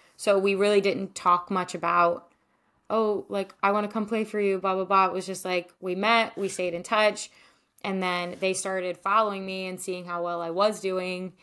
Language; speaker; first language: English; native; English